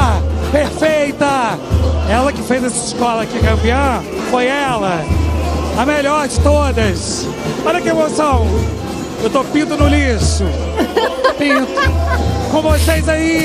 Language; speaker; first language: Portuguese; native; Portuguese